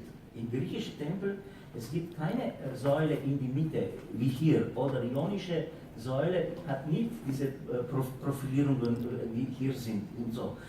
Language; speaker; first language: German; non-native, fluent; Slovenian